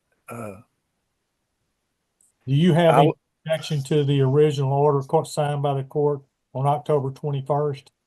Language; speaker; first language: English; native; English